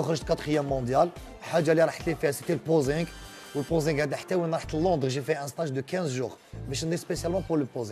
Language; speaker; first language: French; non-native, local second language; Arabic